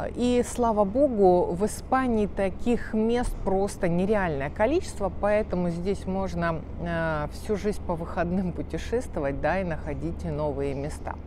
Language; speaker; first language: Russian; native; Russian